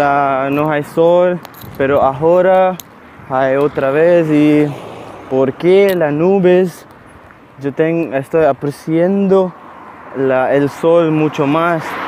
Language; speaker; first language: Spanish; non-native, learner; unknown